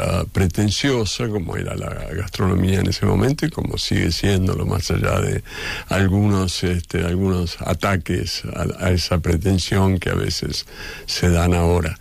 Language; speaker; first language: Spanish; native; Spanish